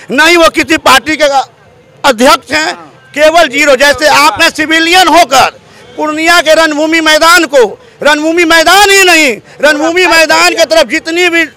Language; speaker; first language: Hindi; native; Hindi